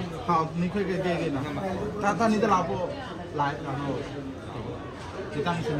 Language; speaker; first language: Chinese; non-native, learner; Bangla